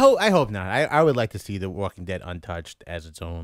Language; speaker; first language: English; native; English